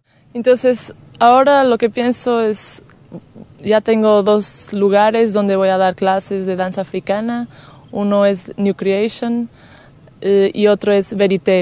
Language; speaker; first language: Spanish; non-native, fluent; Portuguese